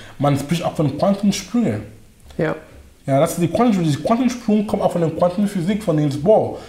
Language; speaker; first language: German; non-native, fluent; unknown